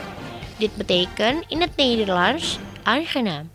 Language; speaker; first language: Dutch; non-native, fluent; Indonesian